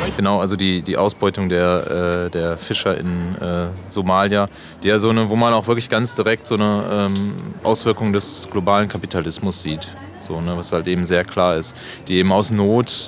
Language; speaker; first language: German; native; German